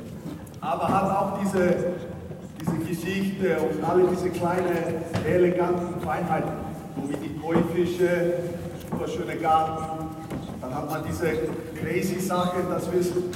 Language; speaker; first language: German; non-native, fluent; Icelandic